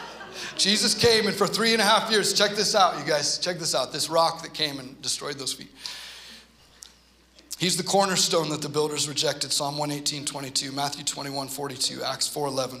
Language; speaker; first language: English; native; English